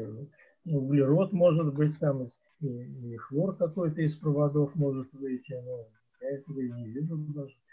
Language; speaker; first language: Russian; native; Russian